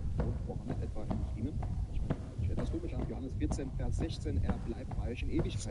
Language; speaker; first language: German; native; German